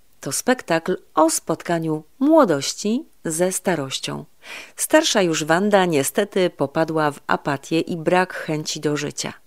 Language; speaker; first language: Polish; native; Polish